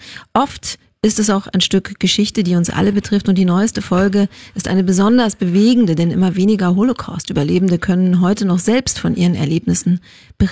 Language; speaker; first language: German; native; German